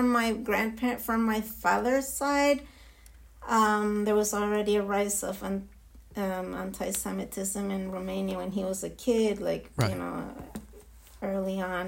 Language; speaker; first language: English; non-native, fluent; Spanish